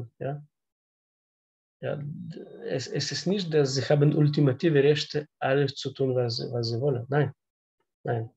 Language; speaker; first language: German; non-native, learner; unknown